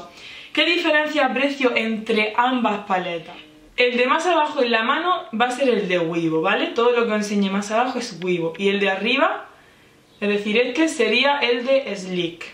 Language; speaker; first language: Spanish; native; Spanish